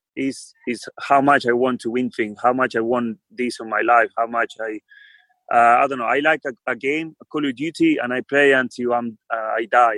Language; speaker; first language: English; non-native, fluent; Spanish